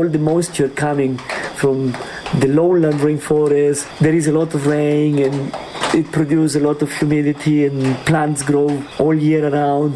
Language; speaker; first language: English; non-native, fluent; Spanish